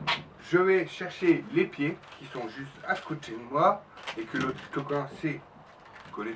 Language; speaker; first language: French; native; French